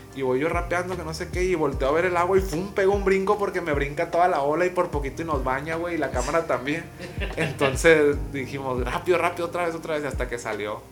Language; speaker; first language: Spanish; native; Spanish